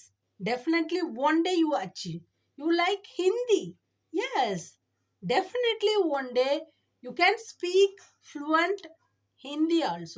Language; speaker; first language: English; non-native, learner; Tamil